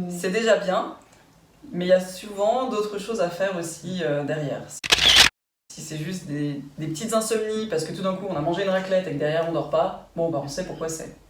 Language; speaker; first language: French; native; French